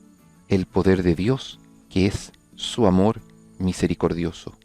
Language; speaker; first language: Spanish; native; Spanish